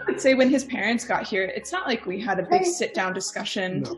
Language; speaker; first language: English; native; English